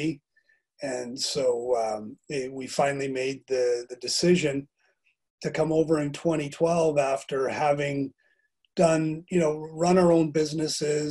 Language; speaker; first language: English; native; English